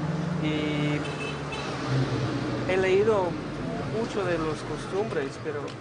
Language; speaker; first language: Spanish; non-native, learner; English